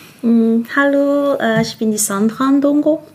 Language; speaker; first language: German; non-native, fluent; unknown